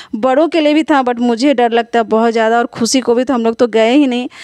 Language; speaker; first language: Hindi; native; Hindi